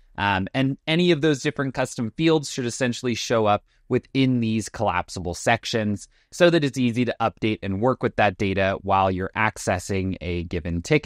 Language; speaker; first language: English; native; English